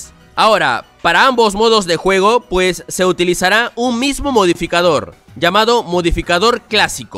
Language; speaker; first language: Spanish; native; Spanish